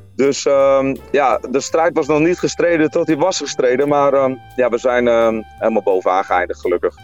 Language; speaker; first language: Dutch; native; Dutch